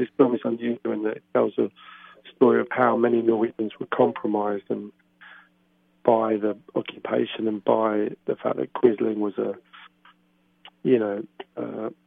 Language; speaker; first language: English; native; English